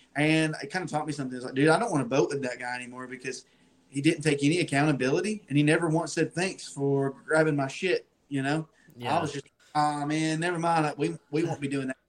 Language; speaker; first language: English; native; English